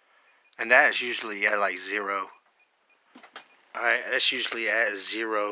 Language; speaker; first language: English; native; English